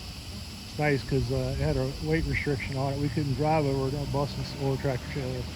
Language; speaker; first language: English; native; English